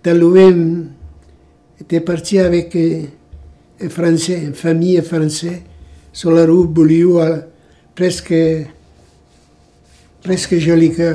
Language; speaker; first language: French; non-native, learner; Italian